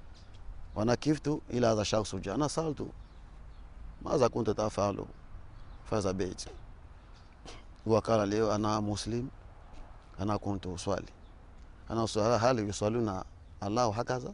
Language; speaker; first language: Arabic; non-native, learner; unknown